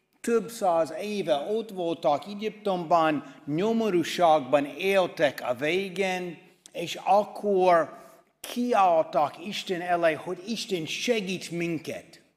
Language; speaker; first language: Hungarian; non-native, fluent; English